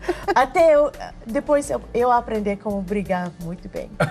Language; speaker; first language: Portuguese; non-native, learner; English